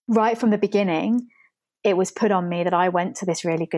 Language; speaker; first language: English; native; English